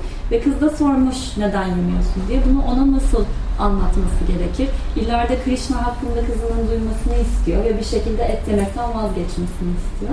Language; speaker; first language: Turkish; native; Turkish